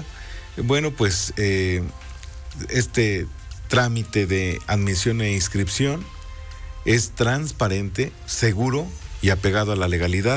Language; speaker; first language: Spanish; native; Spanish